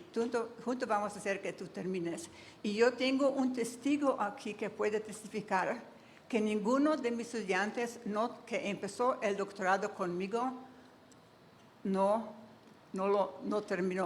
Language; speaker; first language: Spanish; non-native, fluent; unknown